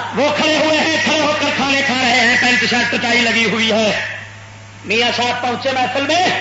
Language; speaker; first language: Urdu; non-native, local second language; Punjabi